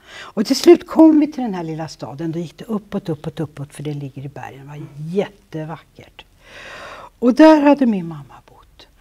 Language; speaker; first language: Swedish; native; Swedish